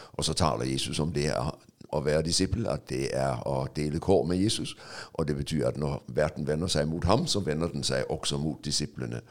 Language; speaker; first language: Norwegian; non-native, fluent; Danish